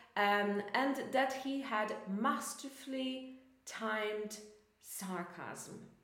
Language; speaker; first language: English; non-native, fluent; Polish